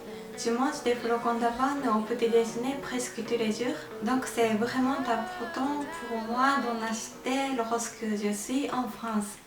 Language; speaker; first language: French; non-native, fluent; Japanese